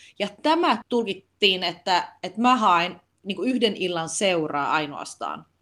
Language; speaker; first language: Finnish; early bilingual, heritage; Finnish